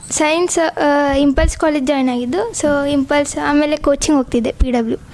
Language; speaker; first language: Kannada; native; Kannada